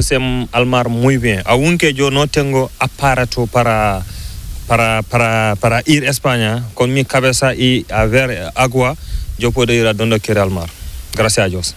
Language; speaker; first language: Spanish; non-native, learner; Fula